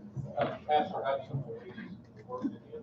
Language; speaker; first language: English; native; English